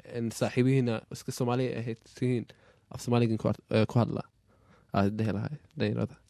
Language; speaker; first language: Somali; early bilingual, heritage; Somali